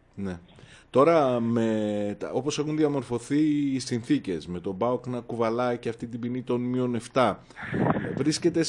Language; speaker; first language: Greek; native; Greek